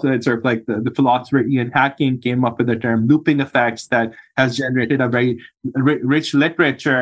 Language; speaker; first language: English; non-native, local second language; Urdu